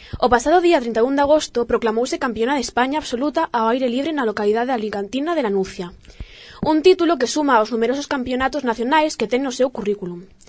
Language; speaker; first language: Galician; native; Galician